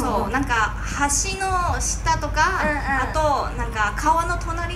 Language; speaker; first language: Japanese; non-native, fluent; Chinese